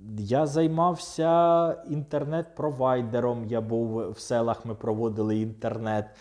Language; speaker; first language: Ukrainian; non-native, local second language; Russian